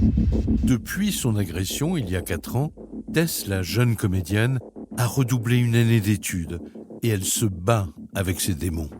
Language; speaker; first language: French; native; French